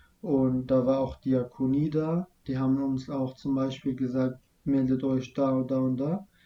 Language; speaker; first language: German; non-native, fluent; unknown